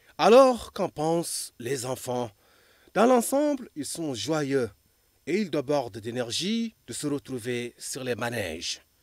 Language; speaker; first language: French; non-native, local second language; Fula